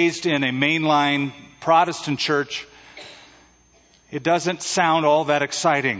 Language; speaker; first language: English; native; English